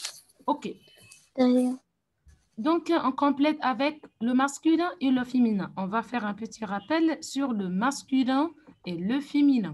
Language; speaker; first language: French; non-native, fluent; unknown